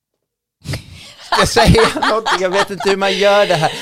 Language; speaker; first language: Swedish; native; Swedish